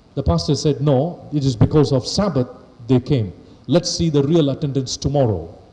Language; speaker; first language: English; non-native, local second language; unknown